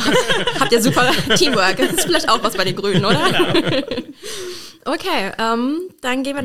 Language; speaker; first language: German; native; German